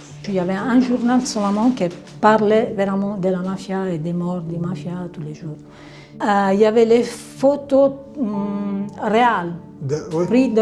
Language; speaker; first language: French; non-native, fluent; Italian